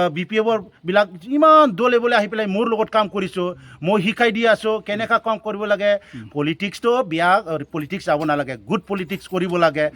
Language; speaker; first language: Assamese; non-native, local second language; Bodo